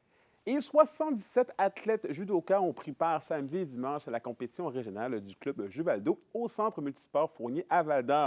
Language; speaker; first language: French; native; French